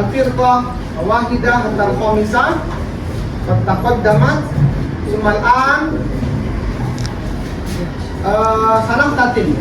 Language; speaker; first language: Arabic; non-native, fluent; Indonesian